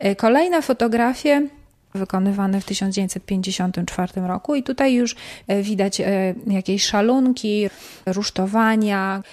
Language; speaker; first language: Polish; native; Polish